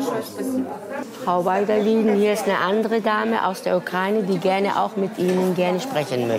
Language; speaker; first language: German; non-native, fluent; Turkish